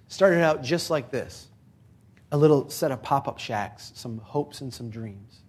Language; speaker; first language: English; native; English